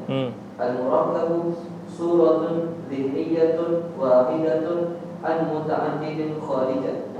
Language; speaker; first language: Arabic; non-native, learner; Malay